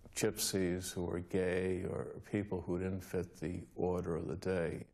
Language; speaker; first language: English; native; English